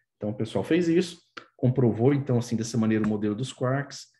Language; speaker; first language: Portuguese; native; Portuguese